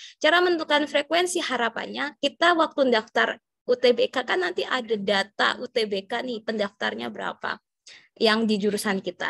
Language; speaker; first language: Indonesian; native; Indonesian